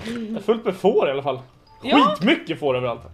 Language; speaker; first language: Swedish; native; Swedish